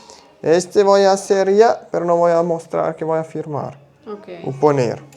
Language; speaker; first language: Spanish; non-native, learner; German